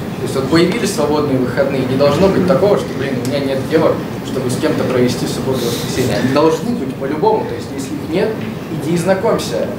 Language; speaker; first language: Russian; native; Russian